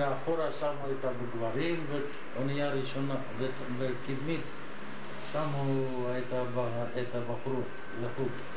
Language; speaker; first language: Hebrew; non-native, fluent; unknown